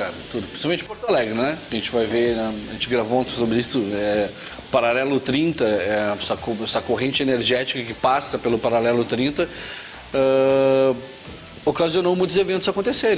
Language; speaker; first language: Portuguese; native; Portuguese